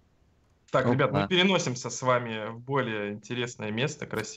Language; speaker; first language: Russian; native; Russian